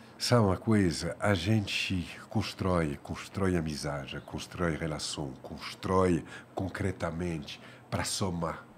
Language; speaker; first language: Portuguese; non-native, fluent; French